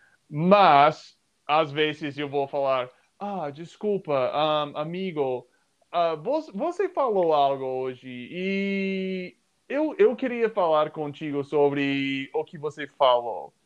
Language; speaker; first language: Portuguese; non-native, fluent; English